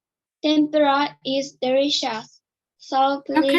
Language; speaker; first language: English; non-native, learner; Japanese